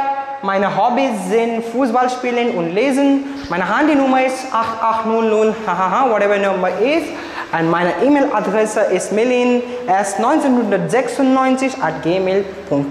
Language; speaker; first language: German; non-native, learner; Marathi